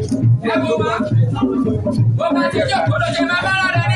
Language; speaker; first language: English; non-native, local second language; Yoruba